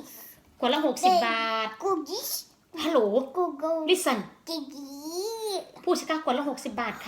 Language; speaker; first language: Thai; native; Thai